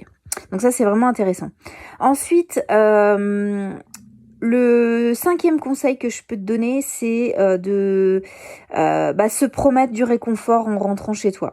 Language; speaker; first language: French; native; French